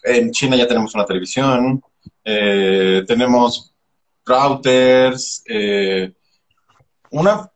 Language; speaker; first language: Spanish; native; Spanish